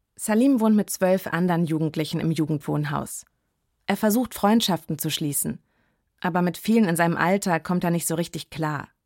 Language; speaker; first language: German; native; German